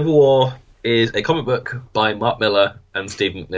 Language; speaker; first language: English; native; English